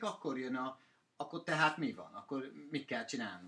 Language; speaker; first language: Hungarian; non-native, learner; English